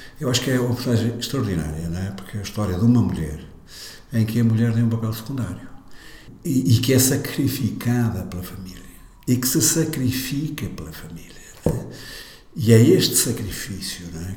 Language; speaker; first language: Portuguese; native; Portuguese